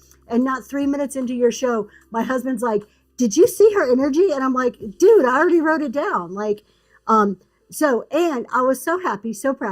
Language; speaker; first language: English; native; English